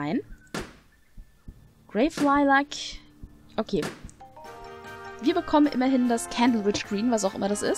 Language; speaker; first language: German; native; German